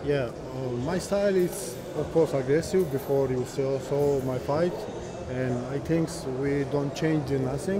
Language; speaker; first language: English; non-native, learner; Georgian